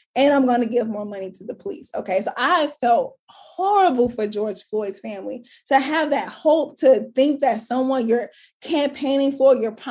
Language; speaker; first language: English; native; English